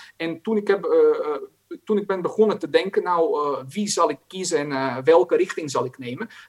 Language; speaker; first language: Dutch; non-native, fluent; Croatian